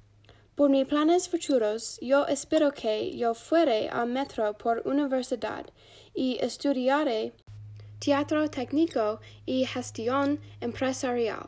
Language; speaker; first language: Spanish; non-native, learner; English